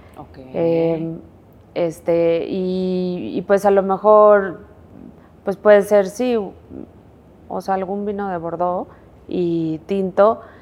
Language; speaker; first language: Spanish; native; Spanish